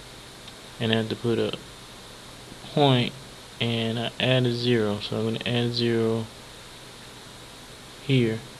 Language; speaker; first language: English; native; English